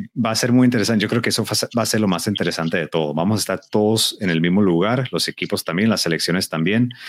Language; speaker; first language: Spanish; native; Spanish